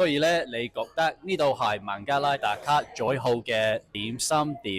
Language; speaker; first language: Cantonese; non-native, fluent; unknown